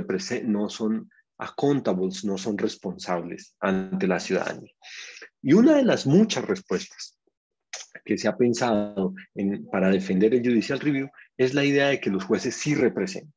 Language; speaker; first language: Spanish; native; Spanish